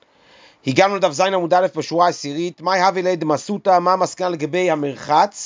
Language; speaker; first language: Hebrew; native; Hebrew